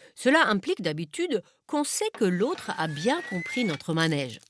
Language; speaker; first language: French; non-native, fluent; German